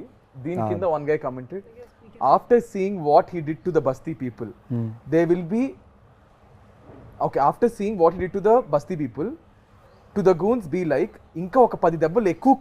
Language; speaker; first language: Telugu; native; Telugu